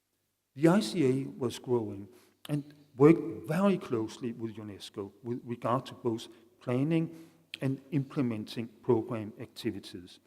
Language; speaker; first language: English; non-native, fluent; Danish